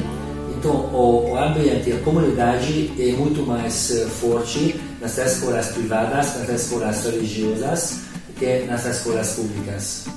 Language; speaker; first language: Portuguese; non-native, learner; Hungarian